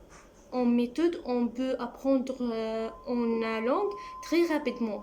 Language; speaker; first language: French; non-native, learner; Arabic